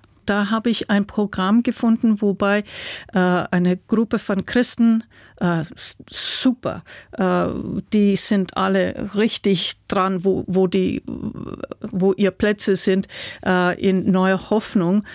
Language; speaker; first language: German; non-native, fluent; English